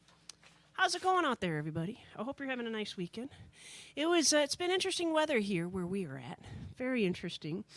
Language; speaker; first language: English; native; English